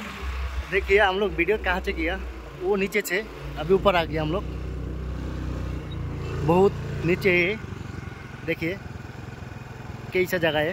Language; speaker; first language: Hindi; non-native, local second language; Bangla